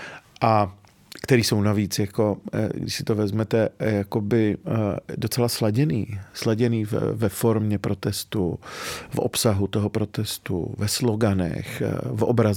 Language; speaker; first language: Czech; early bilingual, other home language; Arabic